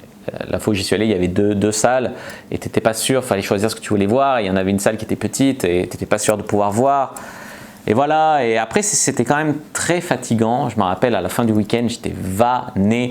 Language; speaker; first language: French; native; French